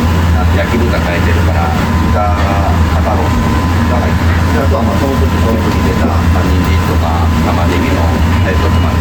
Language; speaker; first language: Japanese; native; Japanese